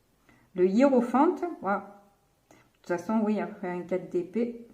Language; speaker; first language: French; native; French